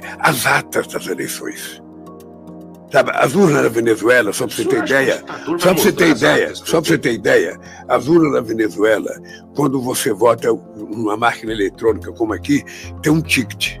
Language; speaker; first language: Portuguese; native; Portuguese